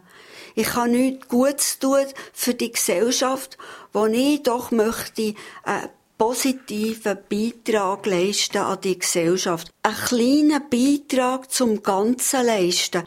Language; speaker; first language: German; native; German